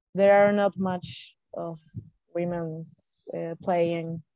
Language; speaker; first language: English; non-native, fluent; Spanish